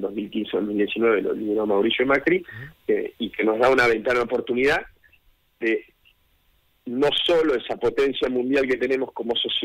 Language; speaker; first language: Spanish; native; Spanish